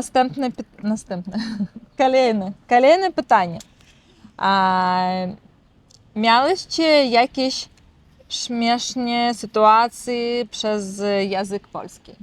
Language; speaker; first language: Polish; non-native, learner; Russian